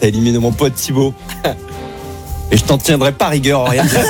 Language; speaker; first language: French; native; French